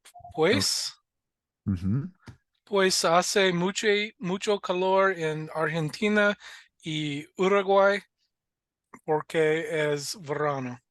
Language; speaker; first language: Spanish; non-native, learner; English